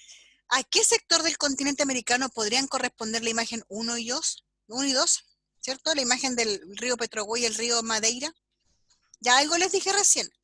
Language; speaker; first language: Spanish; native; Spanish